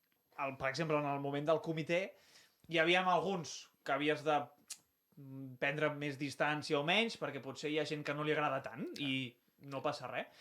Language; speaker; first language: Catalan; native; Catalan